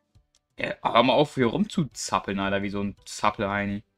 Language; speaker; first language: German; native; German